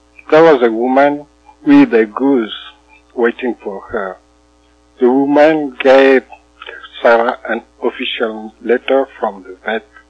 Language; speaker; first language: English; non-native, fluent; Malagasy